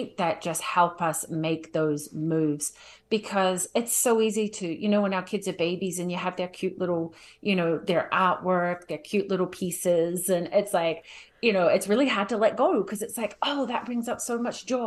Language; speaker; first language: English; native; English